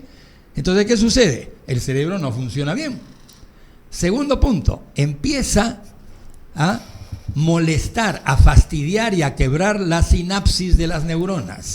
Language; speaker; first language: Spanish; native; Spanish